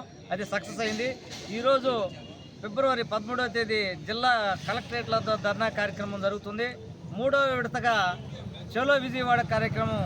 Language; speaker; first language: Telugu; native; Telugu